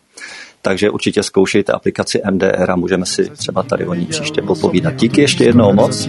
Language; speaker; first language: Czech; native; Czech